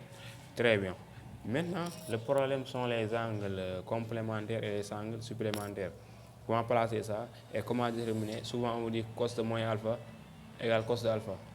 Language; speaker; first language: French; non-native, local second language; Wolof